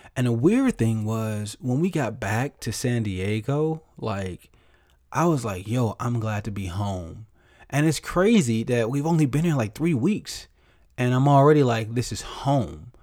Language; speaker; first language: English; native; English